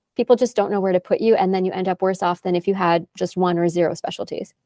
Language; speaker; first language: English; native; English